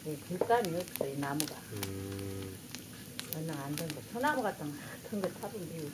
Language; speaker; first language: Korean; native; Korean